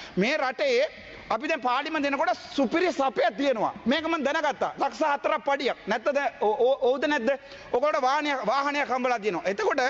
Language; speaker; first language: Sinhala; non-native, local second language; Tamil